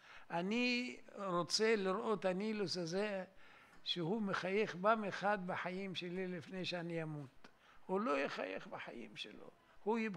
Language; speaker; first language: Hebrew; non-native, fluent; Arabic